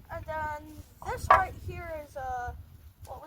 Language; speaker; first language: English; native; English